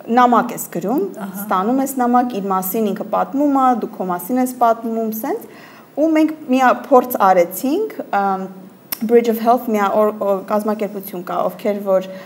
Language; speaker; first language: Armenian; early bilingual, heritage; Armenian